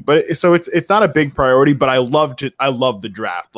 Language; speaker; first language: English; native; English